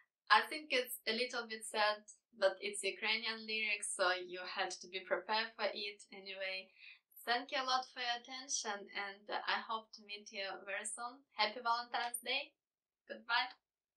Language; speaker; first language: English; non-native, fluent; Ukrainian